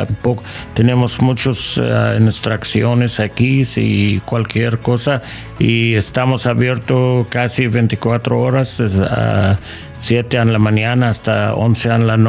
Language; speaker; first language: Spanish; non-native, fluent; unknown